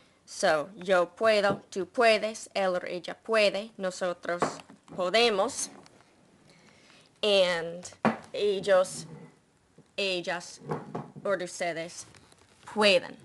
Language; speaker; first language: Spanish; non-native, fluent; English